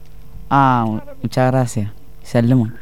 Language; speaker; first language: Spanish; non-native, learner; Arabic